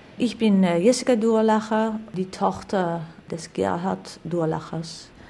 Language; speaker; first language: German; non-native, fluent; Dutch